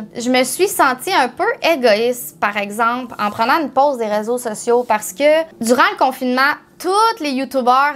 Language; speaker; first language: French; native; French